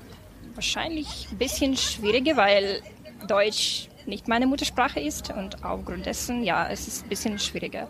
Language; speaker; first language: German; non-native, fluent; Ukrainian